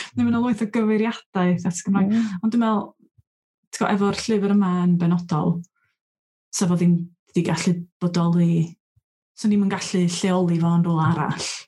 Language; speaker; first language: Welsh; native; Welsh